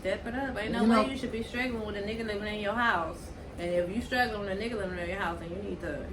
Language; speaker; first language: English; native; English